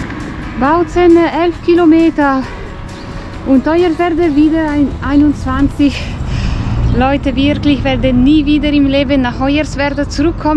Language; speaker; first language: German; non-native, fluent; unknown